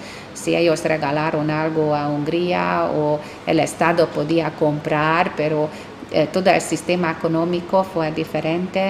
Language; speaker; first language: Spanish; non-native, fluent; Hungarian